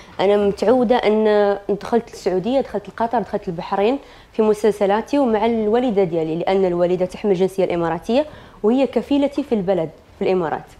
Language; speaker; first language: Arabic; native; Arabic